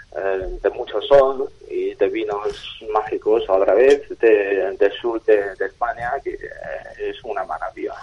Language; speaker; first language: Spanish; non-native, fluent; Chinese